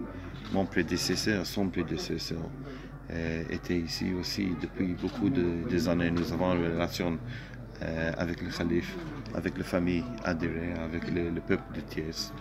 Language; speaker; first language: French; non-native, learner; Hebrew